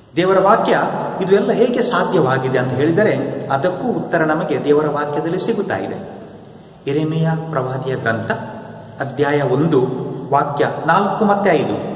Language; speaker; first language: Kannada; non-native, local second language; Konkani